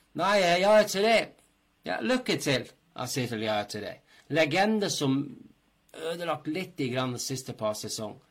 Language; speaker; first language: Norwegian; non-native, fluent; English